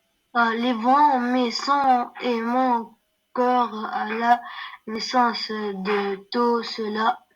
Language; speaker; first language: French; non-native, learner; Arabic